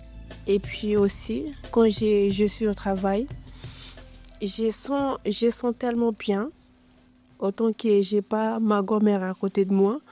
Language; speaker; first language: French; non-native, learner; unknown